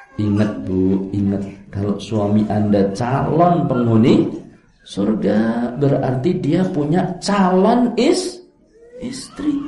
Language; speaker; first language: Indonesian; non-native, local second language; Javanese